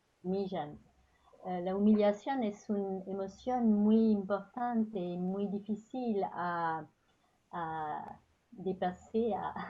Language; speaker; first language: Spanish; non-native, learner; French